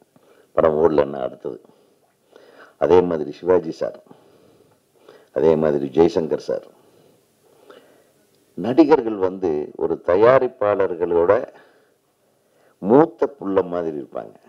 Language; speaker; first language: Tamil; native; Tamil